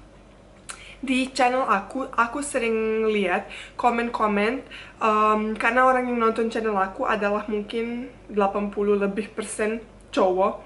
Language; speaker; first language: Indonesian; non-native, fluent; Bosnian